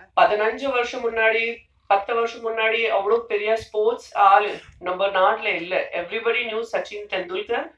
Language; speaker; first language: Tamil; non-native, fluent; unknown